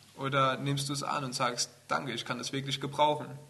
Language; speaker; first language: German; native; German